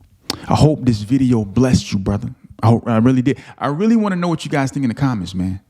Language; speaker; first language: English; native; English